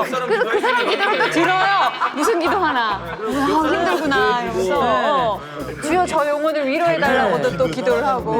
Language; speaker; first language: Korean; native; Korean